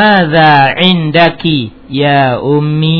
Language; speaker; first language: Arabic; non-native, fluent; Indonesian